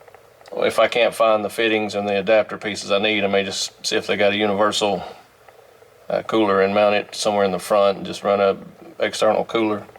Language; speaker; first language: English; native; English